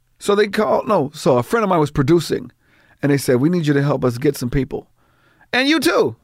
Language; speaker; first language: English; native; English